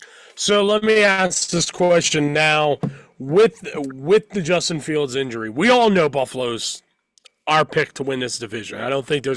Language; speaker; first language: English; native; English